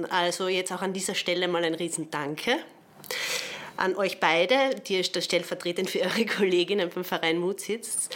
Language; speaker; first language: German; native; German